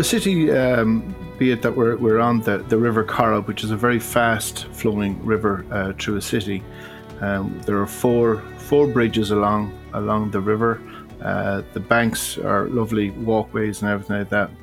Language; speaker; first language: English; native; English